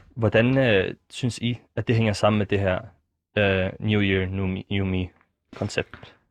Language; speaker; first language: Danish; early bilingual, other home language; Arabic